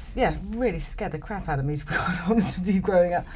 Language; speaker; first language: English; native; English